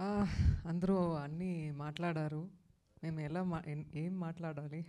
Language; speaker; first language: Telugu; non-native, local second language; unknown